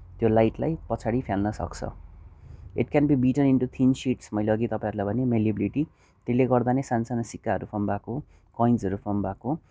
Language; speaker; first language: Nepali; non-native, local second language; Hindi